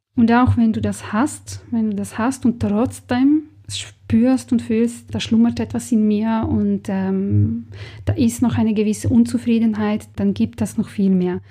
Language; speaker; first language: German; non-native, fluent; Serbian